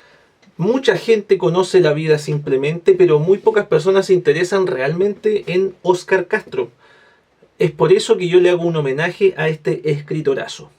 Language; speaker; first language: Spanish; native; Spanish